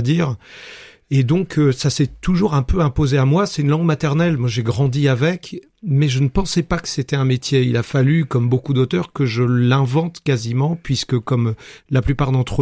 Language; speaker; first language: French; native; French